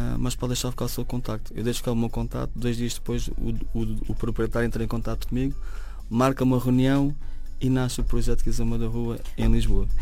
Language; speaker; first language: Portuguese; native; Portuguese